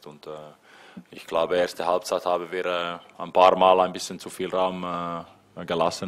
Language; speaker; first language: German; non-native, fluent; Finnish